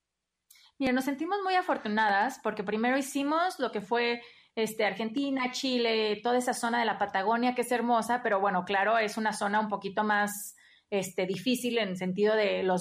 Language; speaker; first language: Spanish; native; Spanish